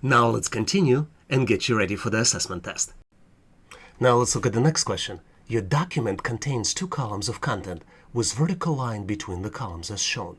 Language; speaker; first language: English; non-native, fluent; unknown